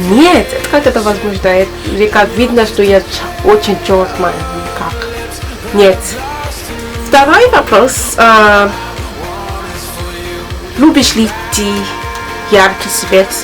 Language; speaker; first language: Russian; non-native, learner; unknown